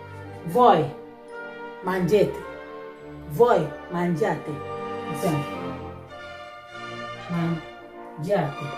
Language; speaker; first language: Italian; non-native, learner; Nigerian Pidgin